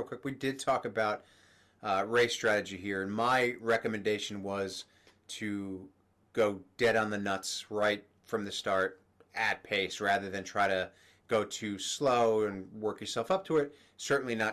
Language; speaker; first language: English; native; English